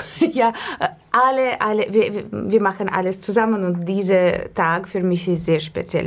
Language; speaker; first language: German; non-native, learner; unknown